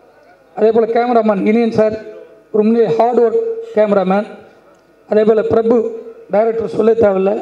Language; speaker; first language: Tamil; native; Tamil